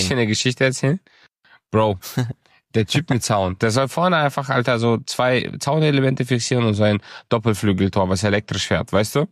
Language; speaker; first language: German; early bilingual, other home language; Romanian